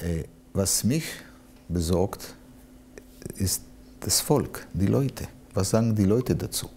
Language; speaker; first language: German; non-native, fluent; Hebrew